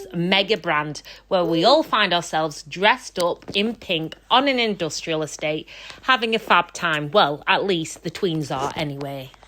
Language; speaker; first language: English; native; English